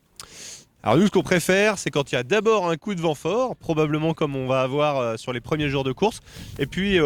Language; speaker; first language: French; native; French